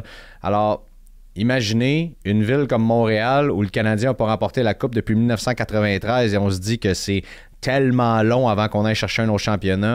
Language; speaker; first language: French; native; French